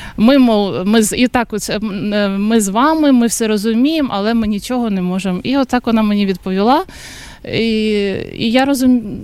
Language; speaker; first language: Ukrainian; native; Ukrainian